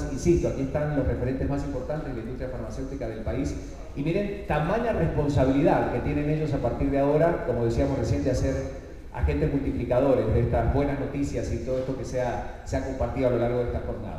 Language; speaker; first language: Spanish; native; Spanish